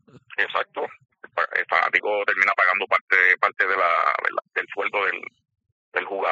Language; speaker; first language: Spanish; native; Spanish